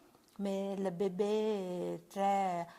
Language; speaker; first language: French; non-native, learner; Vietnamese